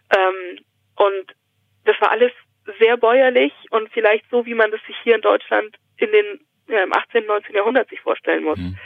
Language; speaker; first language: German; native; German